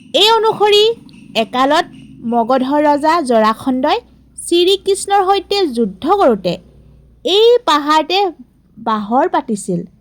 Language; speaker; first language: Assamese; native; Assamese